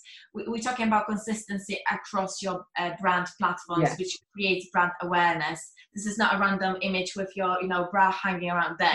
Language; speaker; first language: English; non-native, fluent; Polish